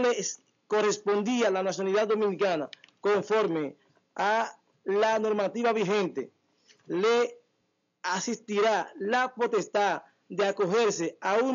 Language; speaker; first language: Spanish; native; Spanish